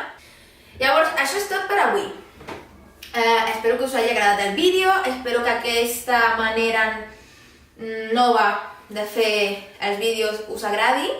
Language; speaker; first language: Catalan; non-native, fluent; Spanish